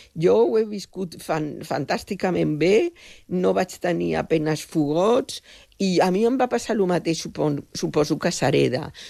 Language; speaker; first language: Catalan; non-native, local second language; Spanish